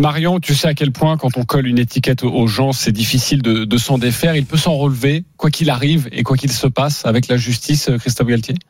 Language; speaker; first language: French; native; French